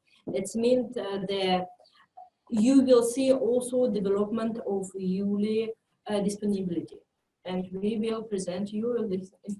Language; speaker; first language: English; non-native, fluent; French